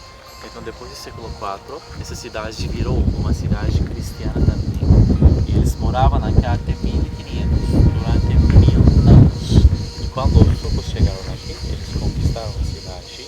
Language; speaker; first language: Portuguese; non-native, fluent; Turkish